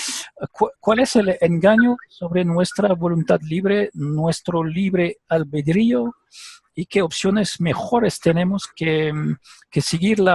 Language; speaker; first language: Spanish; non-native, learner; French